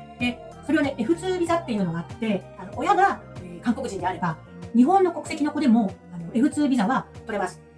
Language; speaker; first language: Japanese; native; Japanese